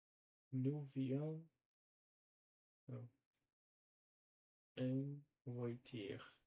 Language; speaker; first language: French; non-native, learner; Portuguese